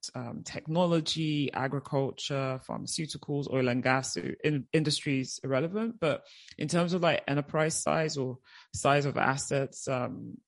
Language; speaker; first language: English; native; English